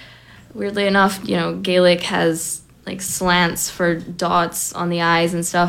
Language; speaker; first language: English; native; English